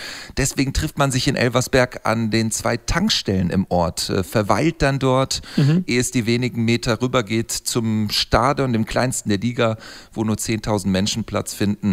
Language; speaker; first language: German; native; German